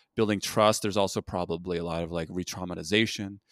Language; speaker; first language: English; native; English